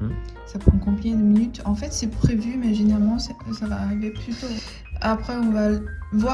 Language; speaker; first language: French; non-native, learner; Chinese